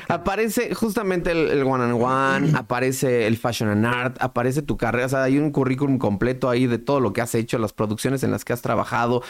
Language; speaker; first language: Spanish; native; Spanish